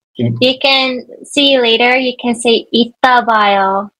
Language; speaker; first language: English; native; English